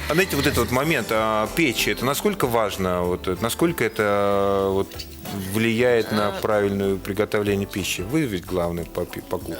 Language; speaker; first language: Russian; native; Russian